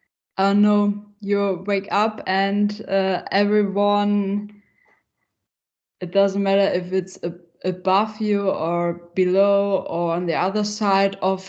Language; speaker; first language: English; non-native, fluent; German